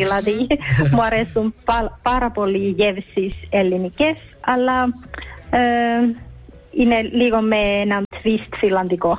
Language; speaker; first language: Greek; early bilingual, heritage; Greek